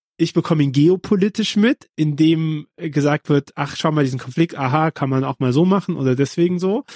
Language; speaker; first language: German; native; German